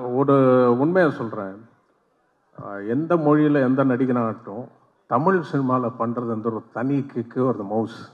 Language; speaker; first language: Tamil; non-native, local second language; Telugu